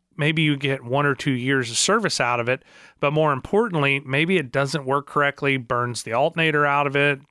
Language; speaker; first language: English; native; English